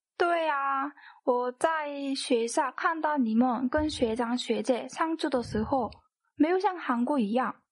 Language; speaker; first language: Chinese; non-native, fluent; Korean